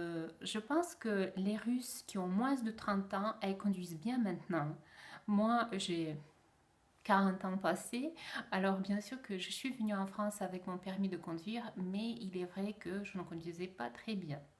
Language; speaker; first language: French; non-native, fluent; Russian